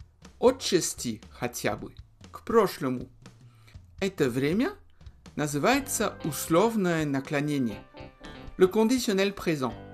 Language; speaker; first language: Russian; non-native, fluent; French